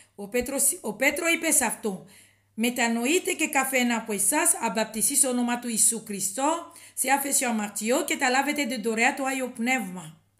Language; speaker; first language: Greek; non-native, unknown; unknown